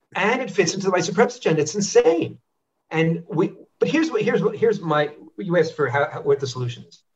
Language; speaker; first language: English; native; English